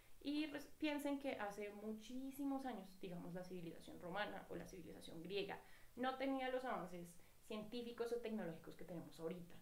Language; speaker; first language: Spanish; native; Spanish